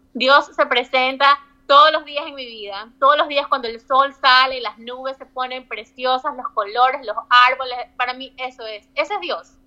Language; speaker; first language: Spanish; native; Spanish